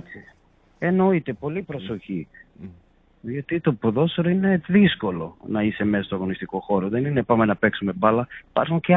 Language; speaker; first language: Greek; non-native, fluent; Portuguese